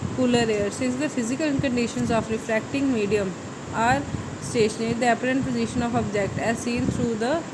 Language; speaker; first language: English; non-native, local second language; Punjabi